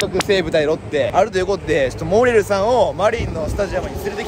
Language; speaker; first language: Japanese; native; Japanese